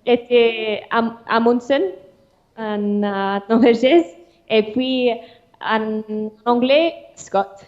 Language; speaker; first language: French; non-native, learner; English